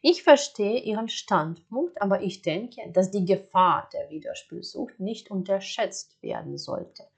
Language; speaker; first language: German; non-native, fluent; Ukrainian